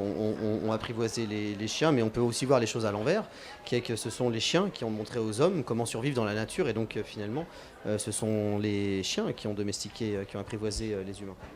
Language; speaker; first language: French; native; French